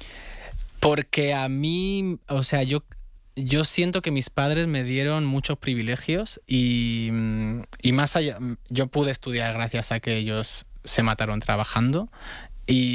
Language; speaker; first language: Spanish; native; Spanish